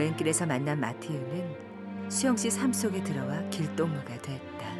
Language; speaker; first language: Korean; native; Korean